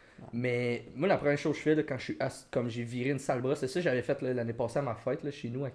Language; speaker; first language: French; native; French